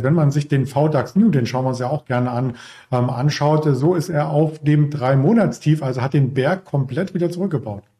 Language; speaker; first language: German; native; German